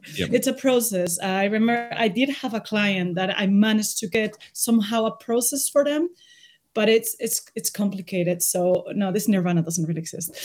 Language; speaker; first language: English; non-native, fluent; Spanish